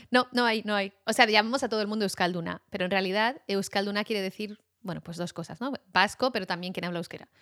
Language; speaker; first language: Spanish; native; Spanish